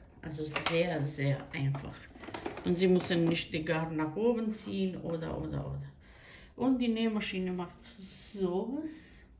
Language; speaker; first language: German; non-native, fluent; Croatian